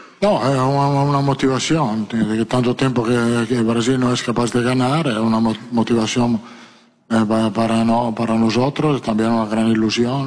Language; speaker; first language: Spanish; non-native, fluent; Italian